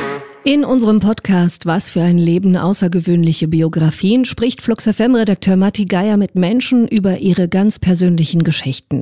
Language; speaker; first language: German; native; German